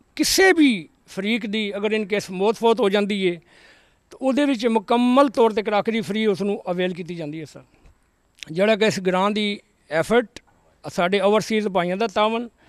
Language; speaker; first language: Punjabi; native; Punjabi